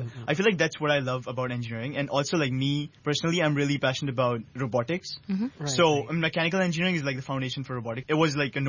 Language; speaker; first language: English; non-native, local second language; Urdu